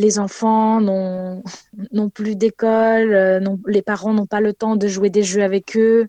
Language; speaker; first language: French; non-native, fluent; Ukrainian